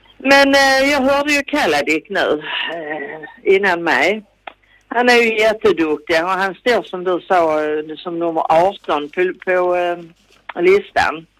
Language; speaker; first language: Swedish; native; Swedish